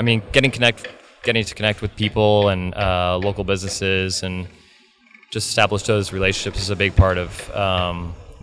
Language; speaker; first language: English; native; English